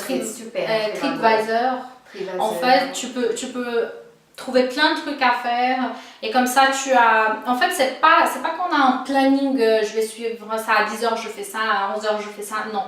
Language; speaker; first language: French; non-native, fluent; Portuguese